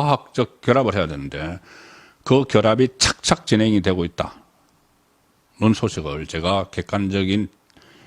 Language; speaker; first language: Korean; native; Korean